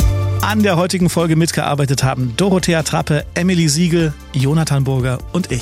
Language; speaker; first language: German; native; German